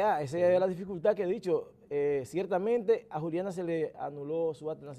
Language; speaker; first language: Spanish; native; Spanish